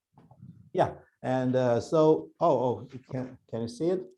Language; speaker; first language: English; non-native, learner; Chinese